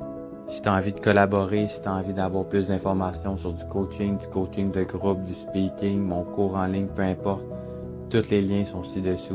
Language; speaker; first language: French; native; French